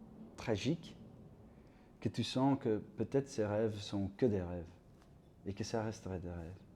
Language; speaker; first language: French; non-native, local second language; Dutch